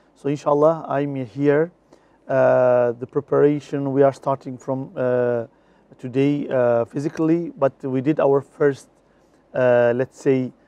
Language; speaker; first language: English; non-native, fluent; Turkish